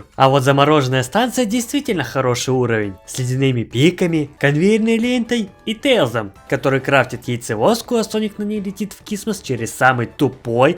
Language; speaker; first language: Russian; native; Russian